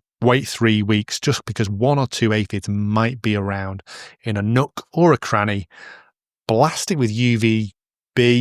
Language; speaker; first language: English; native; English